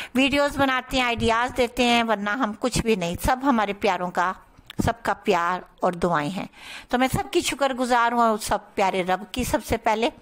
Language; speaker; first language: Urdu; native; Urdu